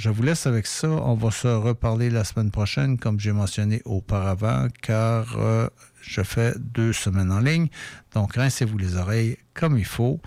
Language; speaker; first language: French; native; French